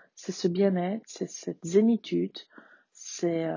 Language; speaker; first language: French; native; French